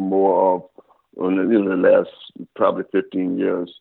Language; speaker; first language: English; native; English